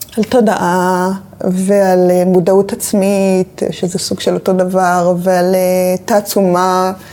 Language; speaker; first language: Hebrew; native; Hebrew